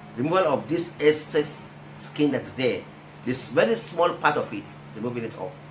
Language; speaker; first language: English; non-native, local second language; Yoruba